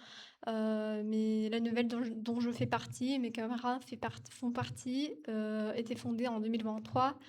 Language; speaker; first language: French; non-native, fluent; Ukrainian